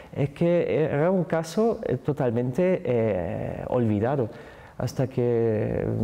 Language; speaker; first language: Spanish; non-native, fluent; German